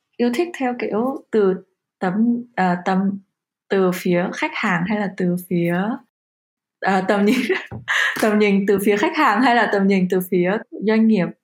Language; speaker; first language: Vietnamese; early bilingual, heritage; Vietnamese